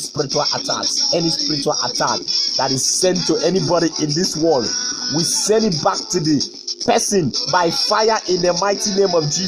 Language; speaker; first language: English; non-native, local second language; Ibibio